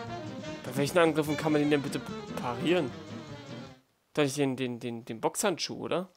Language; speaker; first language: German; native; German